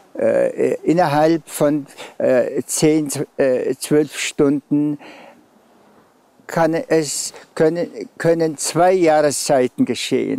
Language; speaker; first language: German; non-native, fluent; Tuvinian